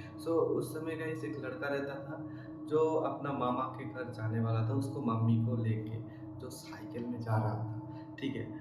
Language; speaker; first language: Hindi; non-native, local second language; Bangla